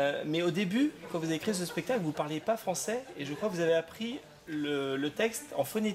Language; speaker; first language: French; native; French